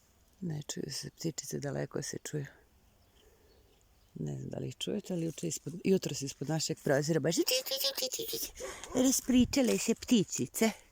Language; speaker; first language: Bosnian; native; Bosnian